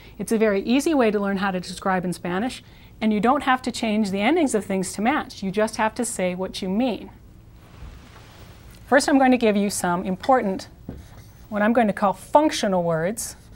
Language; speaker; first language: English; native; English